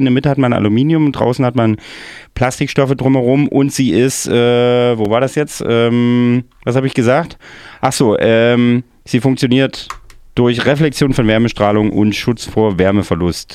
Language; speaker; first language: German; native; German